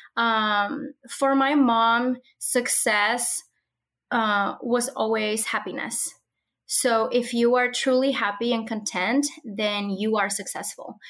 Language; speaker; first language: English; early bilingual, other home language; Spanish